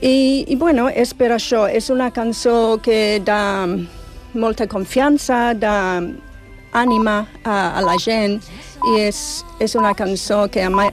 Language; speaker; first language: Catalan; non-native, fluent; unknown